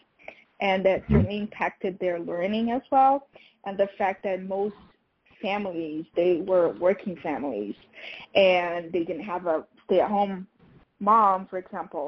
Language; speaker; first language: English; non-native, fluent; Portuguese